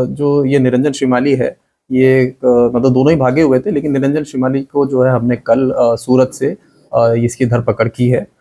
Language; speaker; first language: Hindi; non-native, local second language; Gujarati